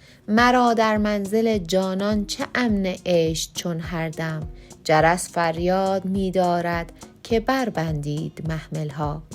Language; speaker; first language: Persian; native; Persian